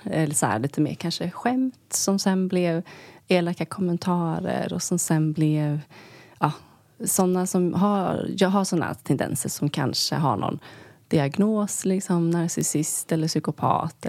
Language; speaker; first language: Swedish; native; Swedish